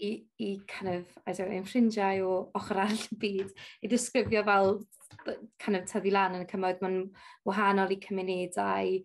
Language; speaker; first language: Welsh; non-native, local second language; English